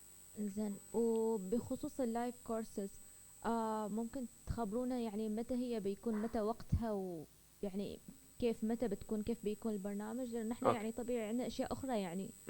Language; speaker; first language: Arabic; native; Arabic